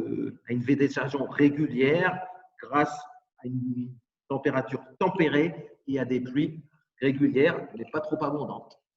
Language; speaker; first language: French; native; French